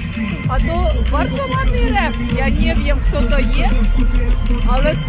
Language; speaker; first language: Polish; non-native, local second language; Ukrainian